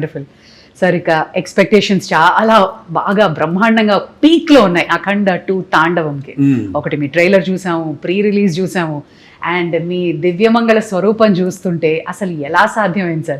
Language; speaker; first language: Telugu; native; Telugu